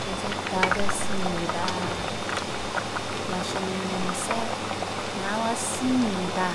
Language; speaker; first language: Korean; non-native, learner; Filipino